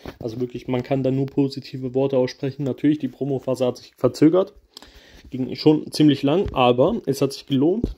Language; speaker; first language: German; early bilingual, other home language; Kurdish